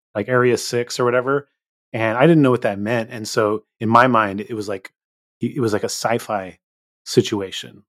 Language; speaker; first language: English; native; English